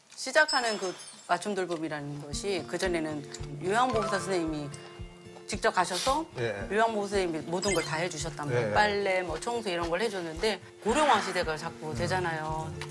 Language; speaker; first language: Korean; native; Korean